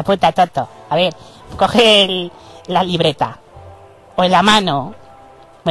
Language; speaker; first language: Spanish; native; Spanish